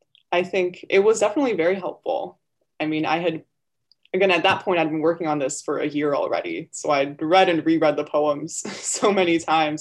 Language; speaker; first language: English; early bilingual, other home language; Armenian